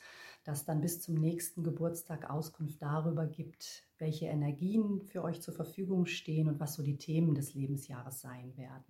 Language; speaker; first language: German; native; German